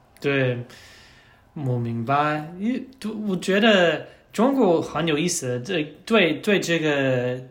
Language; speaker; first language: Chinese; non-native, learner; English